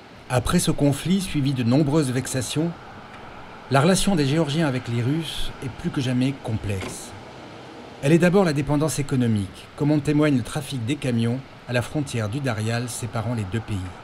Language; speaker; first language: French; native; French